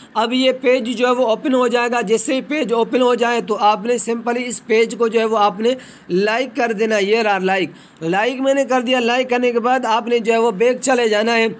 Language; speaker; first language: Hindi; non-native, local second language; Punjabi